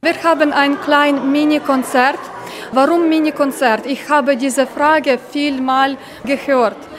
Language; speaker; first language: German; non-native, learner; Ukrainian